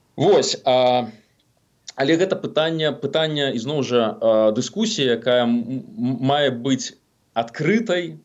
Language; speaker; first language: Belarusian; native; Belarusian